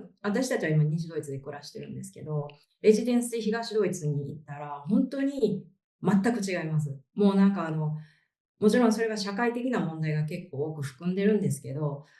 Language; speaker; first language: Japanese; native; Japanese